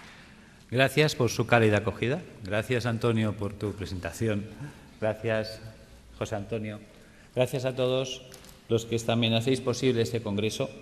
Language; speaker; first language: Spanish; native; Spanish